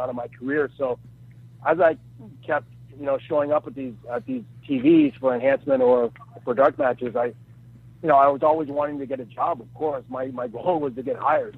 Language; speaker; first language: English; native; English